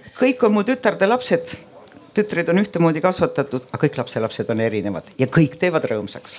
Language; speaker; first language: Estonian; native; Estonian